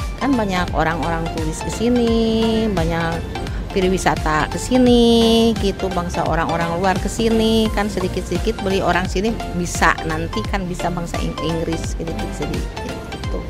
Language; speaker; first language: Indonesian; non-native, local second language; Sundanese